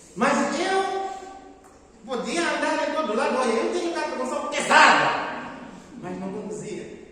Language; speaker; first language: Portuguese; non-native, local second language; Tsonga